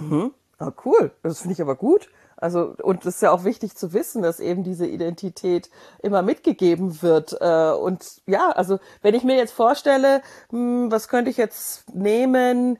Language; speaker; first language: German; native; German